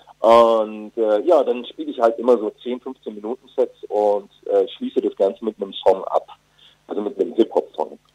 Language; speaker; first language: German; early bilingual, other home language; Turkish